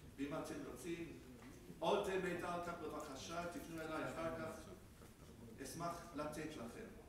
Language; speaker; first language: Hebrew; non-native, fluent; English